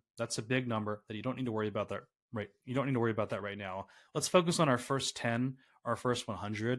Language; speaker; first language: English; native; English